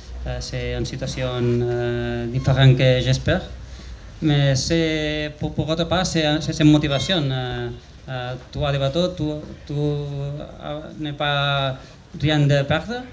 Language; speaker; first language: French; non-native, learner; Spanish